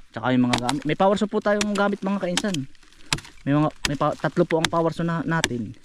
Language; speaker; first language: Filipino; native; Filipino